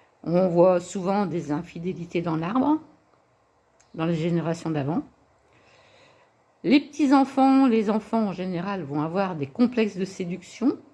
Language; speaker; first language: French; native; French